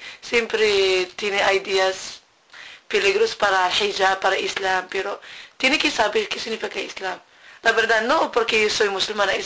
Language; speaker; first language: Spanish; non-native, learner; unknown